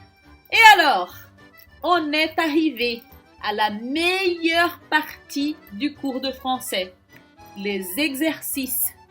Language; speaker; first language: French; non-native, fluent; Portuguese